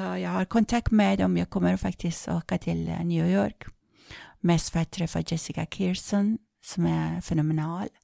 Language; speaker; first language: Swedish; non-native, fluent; Persian